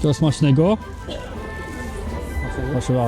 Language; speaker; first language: Polish; non-native, learner; French